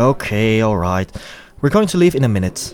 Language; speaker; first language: English; non-native, learner; Turkish